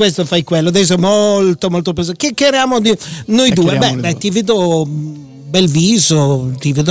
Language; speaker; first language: Italian; native; Italian